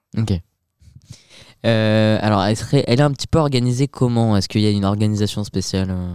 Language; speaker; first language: French; native; French